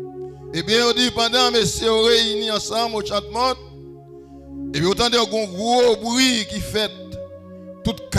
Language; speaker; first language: French; non-native, learner; Haitian Creole